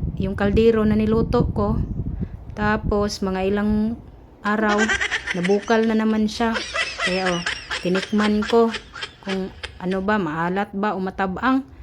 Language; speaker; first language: Filipino; non-native, local second language; Cebuano